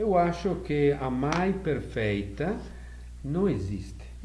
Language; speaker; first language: Portuguese; non-native, fluent; Italian